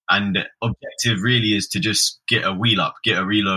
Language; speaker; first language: English; native; English